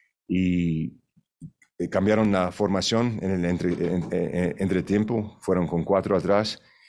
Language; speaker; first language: Spanish; early bilingual, heritage; Spanish